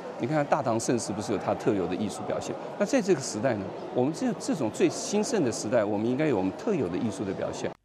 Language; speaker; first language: Chinese; native; Chinese